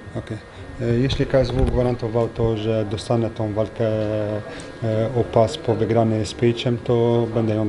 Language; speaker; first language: Polish; non-native, learner; French